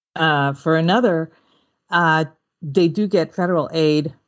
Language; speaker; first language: English; early bilingual, other home language; Spanish